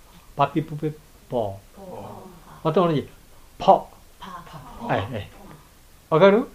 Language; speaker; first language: Japanese; non-native, learner; Bangla